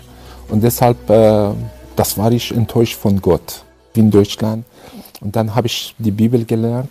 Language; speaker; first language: German; non-native, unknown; Persian